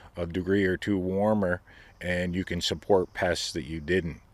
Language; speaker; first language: English; native; English